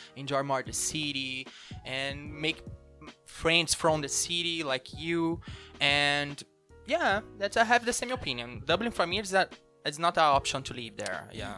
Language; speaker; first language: English; non-native, learner; Portuguese